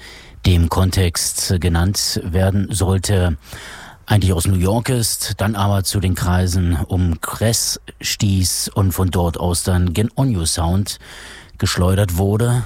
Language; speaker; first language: German; native; German